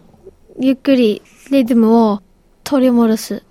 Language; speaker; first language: Japanese; early bilingual, heritage; Japanese